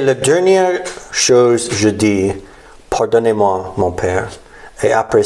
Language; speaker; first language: French; non-native, learner; English